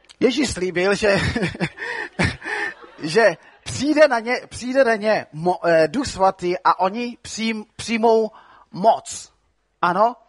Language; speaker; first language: Czech; non-native, fluent; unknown